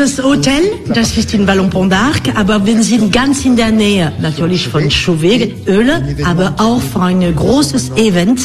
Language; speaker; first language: German; non-native, fluent; French